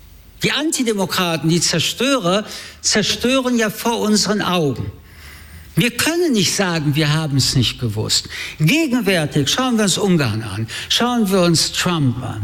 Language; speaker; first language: German; early bilingual, other home language; French